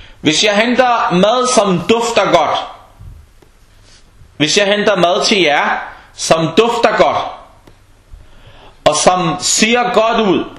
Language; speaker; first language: Danish; non-native, fluent; Arabic